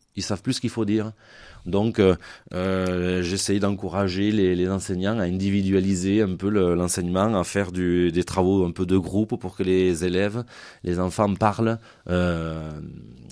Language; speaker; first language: French; native; French